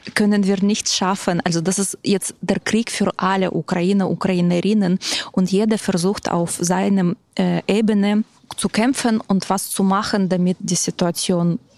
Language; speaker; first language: German; non-native, fluent; Ukrainian